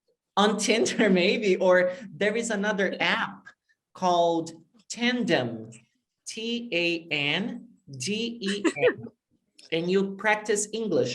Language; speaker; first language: English; non-native, fluent; Portuguese